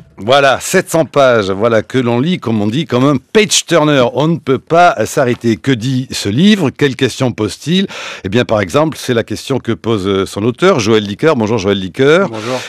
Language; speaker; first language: French; native; French